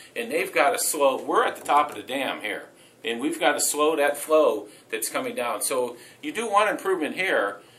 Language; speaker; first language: English; native; English